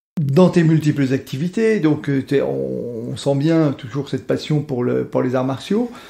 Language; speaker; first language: French; native; French